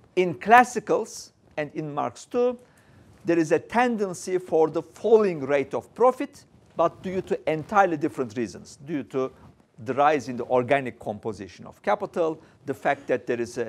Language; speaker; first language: English; non-native, fluent; Turkish